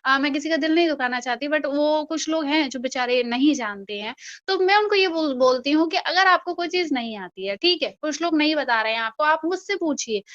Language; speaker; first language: Hindi; native; Hindi